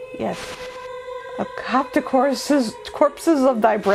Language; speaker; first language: English; native; English